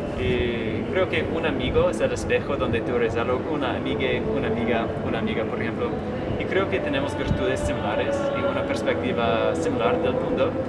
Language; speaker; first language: Spanish; non-native, learner; English